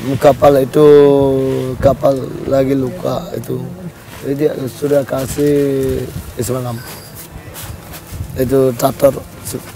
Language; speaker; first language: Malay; non-native, learner; Rohingya